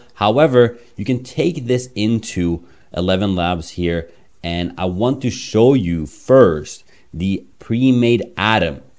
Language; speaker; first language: English; non-native, fluent; Norwegian